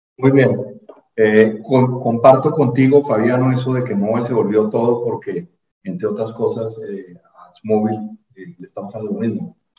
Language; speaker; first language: Spanish; native; Spanish